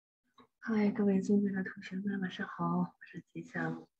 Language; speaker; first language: Chinese; native; Chinese